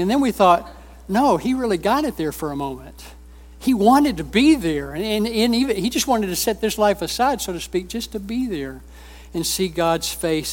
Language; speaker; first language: English; native; English